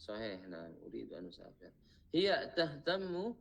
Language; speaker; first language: Arabic; non-native, fluent; Indonesian